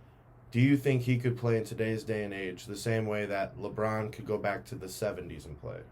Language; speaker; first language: English; native; English